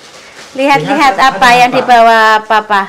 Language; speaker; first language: Indonesian; native; Indonesian